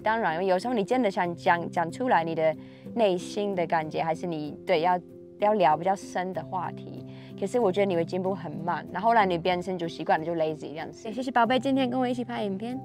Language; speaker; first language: Chinese; non-native, fluent; English